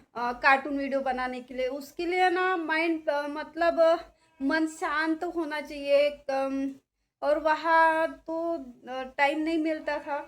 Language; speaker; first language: Hindi; non-native, local second language; Marathi